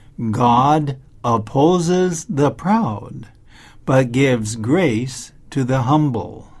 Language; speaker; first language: Chinese; non-native, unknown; English